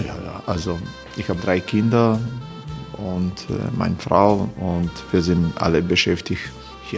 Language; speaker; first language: German; non-native, learner; Croatian